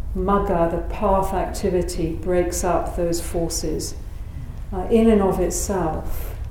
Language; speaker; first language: English; native; English